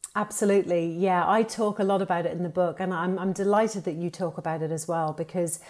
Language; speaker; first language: English; native; English